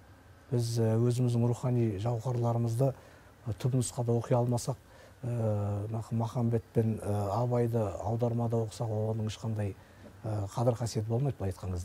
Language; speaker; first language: Kazakh; native; Kazakh